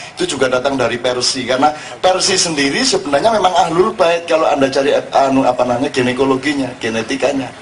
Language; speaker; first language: Indonesian; non-native, local second language; Javanese